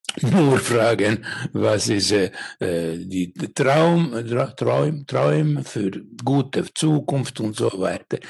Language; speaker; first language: German; non-native, learner; Finnish